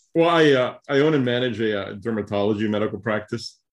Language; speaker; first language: English; early bilingual, other home language; Spanish